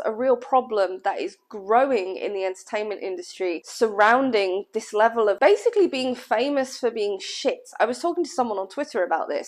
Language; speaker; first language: English; native; English